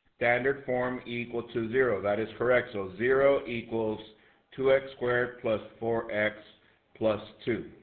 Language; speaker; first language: English; native; English